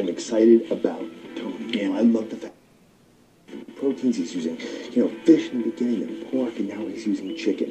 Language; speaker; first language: English; native; English